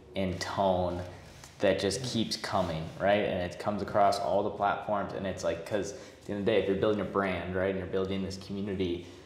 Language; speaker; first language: English; native; English